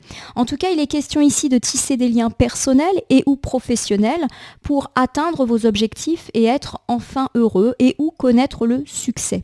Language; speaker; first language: French; native; French